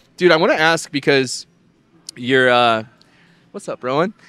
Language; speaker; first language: English; native; English